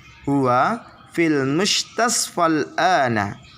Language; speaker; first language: Arabic; non-native, fluent; Indonesian